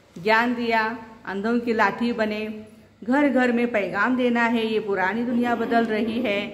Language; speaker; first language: Hindi; non-native, local second language; Marathi